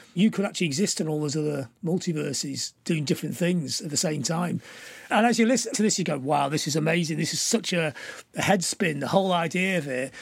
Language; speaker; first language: English; native; English